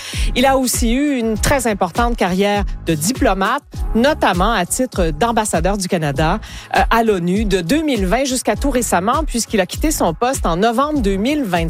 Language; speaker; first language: French; native; French